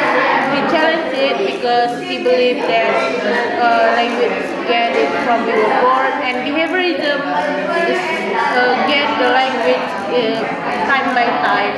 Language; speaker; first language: English; non-native, learner; Indonesian